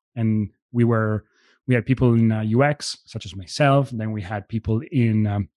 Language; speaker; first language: English; non-native, fluent; Italian